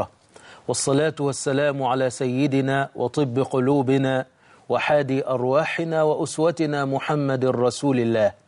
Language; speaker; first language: Arabic; native; Arabic